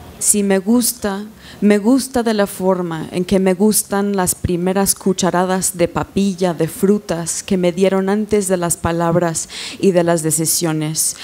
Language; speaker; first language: Spanish; non-native, fluent; English